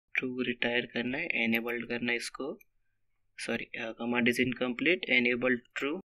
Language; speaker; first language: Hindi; non-native, local second language; Marathi